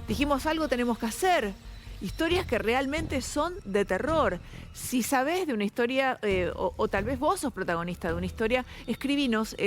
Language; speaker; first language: Spanish; native; Spanish